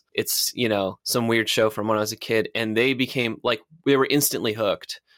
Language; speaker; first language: English; native; English